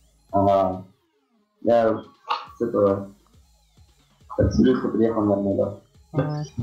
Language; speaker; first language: Russian; non-native, local second language; Yakut